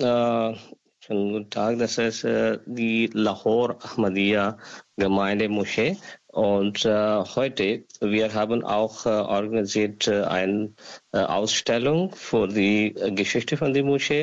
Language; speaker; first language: German; non-native, learner; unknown